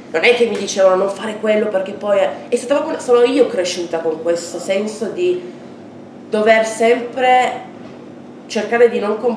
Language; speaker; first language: Italian; native; Italian